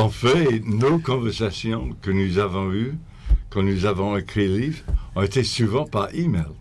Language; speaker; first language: French; non-native, fluent; English